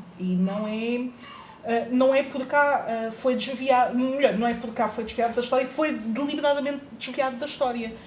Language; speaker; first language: Portuguese; native; Portuguese